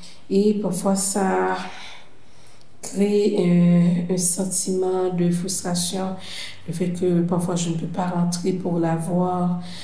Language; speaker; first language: French; non-native, local second language; Haitian Creole